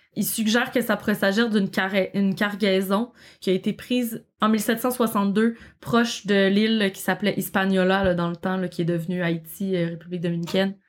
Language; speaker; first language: French; native; French